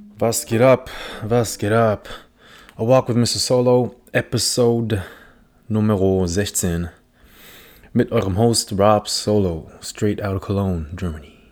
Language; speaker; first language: German; early bilingual, other home language; English